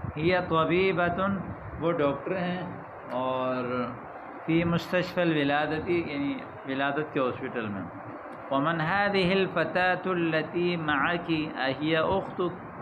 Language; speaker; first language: Urdu; native; Urdu